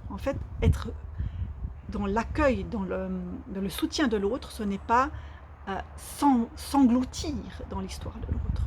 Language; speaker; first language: French; native; French